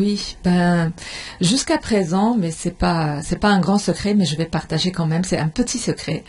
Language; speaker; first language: French; non-native, fluent; Arabic